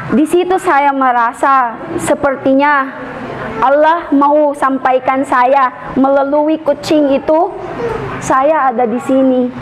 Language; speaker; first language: Indonesian; non-native, fluent; Filipino